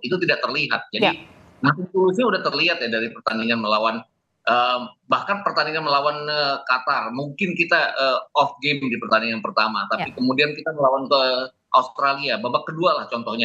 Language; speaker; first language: Indonesian; native; Indonesian